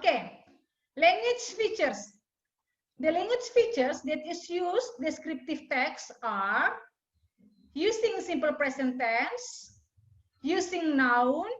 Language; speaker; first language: English; non-native, fluent; Indonesian